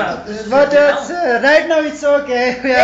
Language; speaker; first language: English; non-native, learner; Nepali